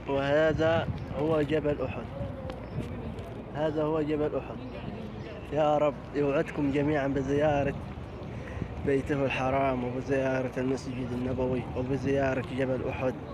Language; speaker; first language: Arabic; native; Arabic